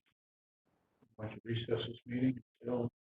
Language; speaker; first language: English; native; English